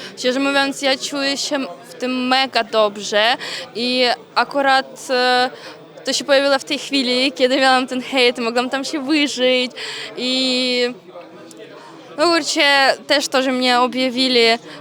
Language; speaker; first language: Polish; non-native, learner; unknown